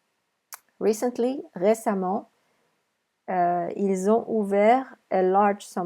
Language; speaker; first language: French; non-native, fluent; English